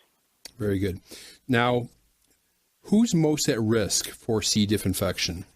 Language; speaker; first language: English; native; English